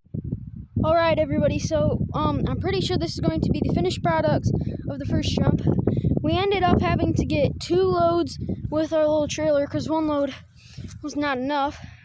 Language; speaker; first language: English; native; English